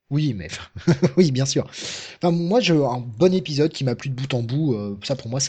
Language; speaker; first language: French; native; French